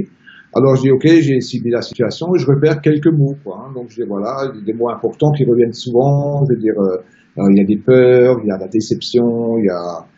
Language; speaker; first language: French; native; French